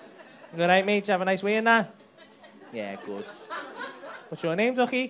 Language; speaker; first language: English; native; English